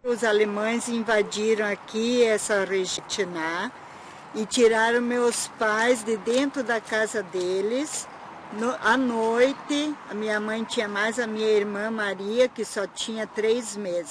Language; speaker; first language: Portuguese; early bilingual, other home language; Ukrainian